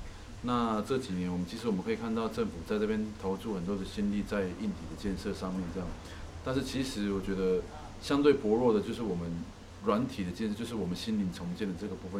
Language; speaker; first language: Chinese; native; Chinese